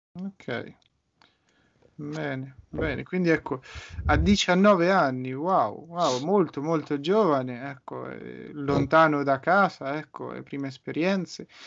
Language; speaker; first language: Italian; native; Italian